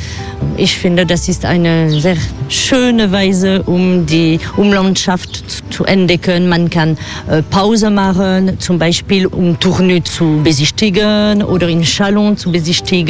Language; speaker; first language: German; non-native, fluent; French